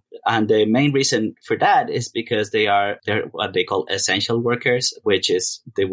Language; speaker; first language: English; non-native, fluent; Spanish